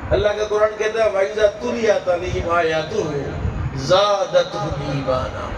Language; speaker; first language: Urdu; non-native, local second language; Punjabi